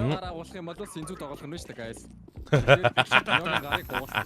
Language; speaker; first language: Mongolian; native; Mongolian